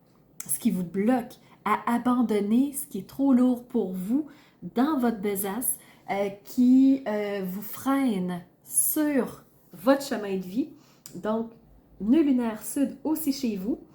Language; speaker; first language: French; native; French